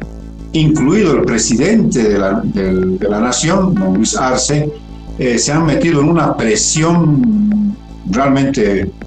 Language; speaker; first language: Spanish; native; Spanish